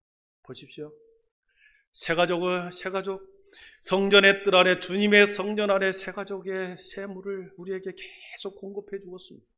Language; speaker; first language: Korean; native; Korean